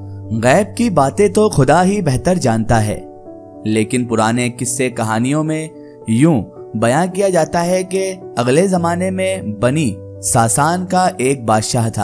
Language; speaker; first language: Hindi; native; Hindi